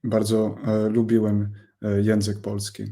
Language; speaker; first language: Polish; non-native, fluent; English